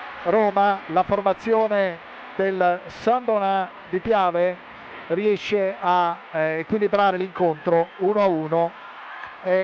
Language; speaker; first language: Italian; native; Italian